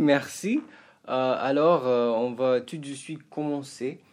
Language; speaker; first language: French; non-native, fluent; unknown